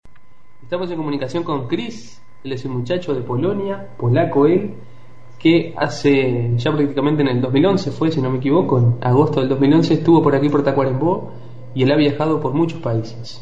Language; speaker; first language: Spanish; native; Spanish